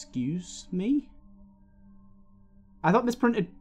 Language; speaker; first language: English; native; English